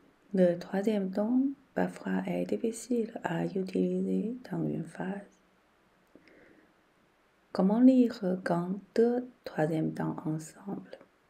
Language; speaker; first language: French; non-native, learner; Chinese